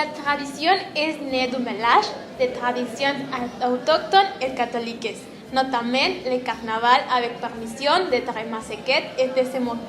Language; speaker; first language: French; non-native, learner; Spanish